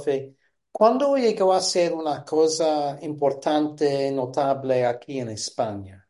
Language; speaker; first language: Spanish; non-native, fluent; English